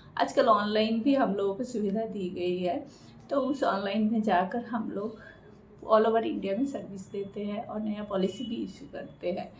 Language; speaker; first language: Hindi; non-native, local second language; Bangla